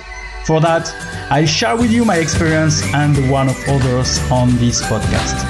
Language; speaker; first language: English; non-native, fluent; French